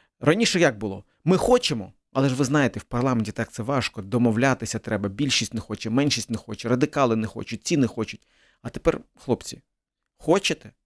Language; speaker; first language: Ukrainian; early bilingual, other home language; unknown